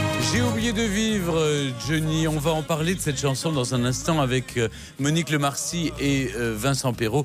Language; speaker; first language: French; native; French